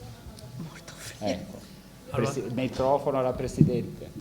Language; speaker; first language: Italian; native; Italian